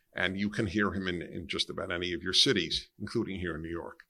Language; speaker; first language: English; native; English